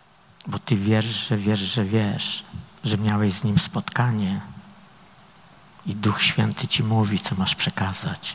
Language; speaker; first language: Polish; native; Polish